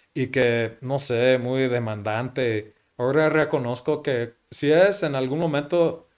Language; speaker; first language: Spanish; non-native, fluent; English